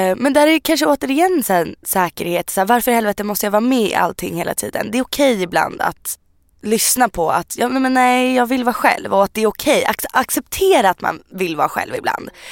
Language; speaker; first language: Swedish; native; Swedish